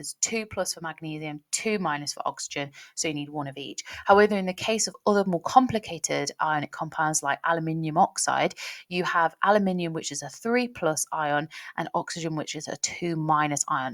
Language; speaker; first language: English; native; English